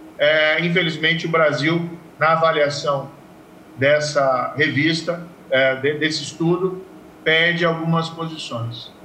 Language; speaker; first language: Portuguese; native; Portuguese